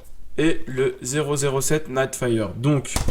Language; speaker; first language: French; native; French